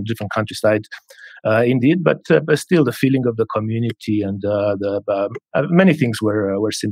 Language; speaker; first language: English; non-native, fluent; Romanian